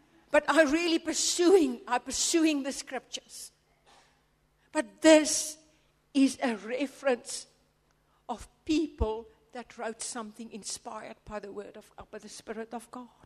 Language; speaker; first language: English; non-native, local second language; Afrikaans